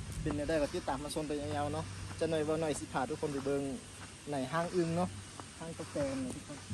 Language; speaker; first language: Thai; non-native, local second language; Akha